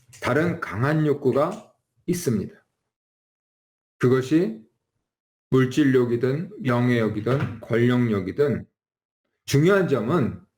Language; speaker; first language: Korean; native; Korean